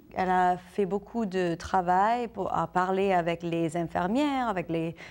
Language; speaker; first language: French; non-native, fluent; English